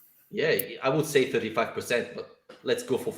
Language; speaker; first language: English; non-native, fluent; Italian